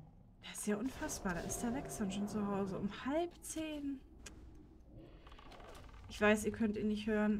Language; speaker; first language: German; native; German